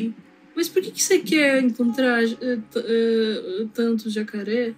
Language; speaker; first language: Portuguese; non-native, fluent; Russian